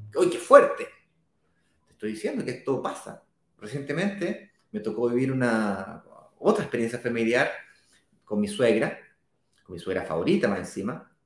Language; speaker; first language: Spanish; native; Spanish